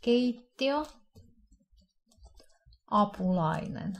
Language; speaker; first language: Finnish; non-native, fluent; Russian